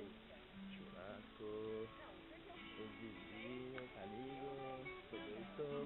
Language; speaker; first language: Portuguese; non-native, learner; French